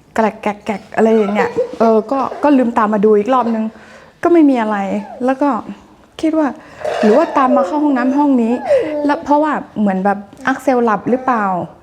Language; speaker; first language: Thai; native; Thai